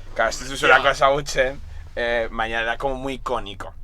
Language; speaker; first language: Spanish; native; Spanish